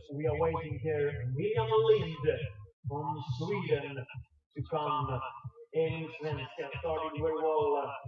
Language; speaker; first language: English; non-native, fluent; Finnish